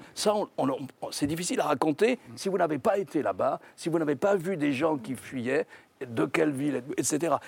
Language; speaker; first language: French; native; French